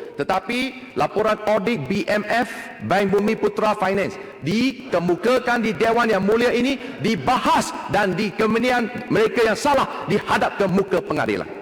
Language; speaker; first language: Malay; non-native, local second language; Chinese